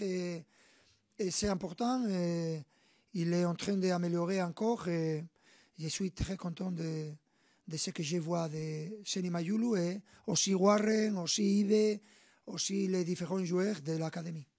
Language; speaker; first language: French; non-native, fluent; Spanish